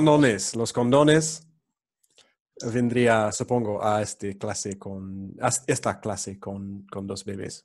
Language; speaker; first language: Spanish; non-native, learner; English